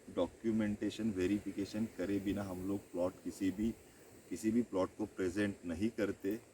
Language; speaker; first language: Hindi; non-native, local second language; Marathi